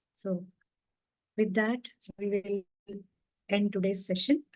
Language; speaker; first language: English; non-native, local second language; Kannada